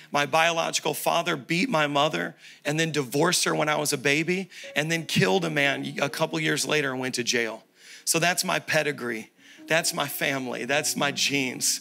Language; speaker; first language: English; native; English